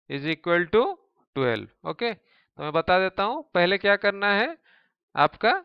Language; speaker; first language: Hindi; native; Hindi